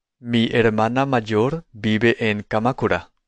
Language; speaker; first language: Spanish; non-native, fluent; Japanese